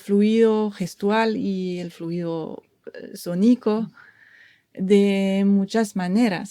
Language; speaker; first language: Spanish; non-native, fluent; French